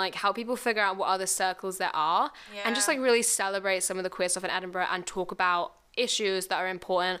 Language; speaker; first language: English; native; English